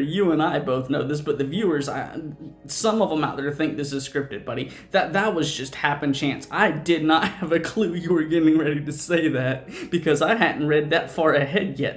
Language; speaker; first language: English; native; English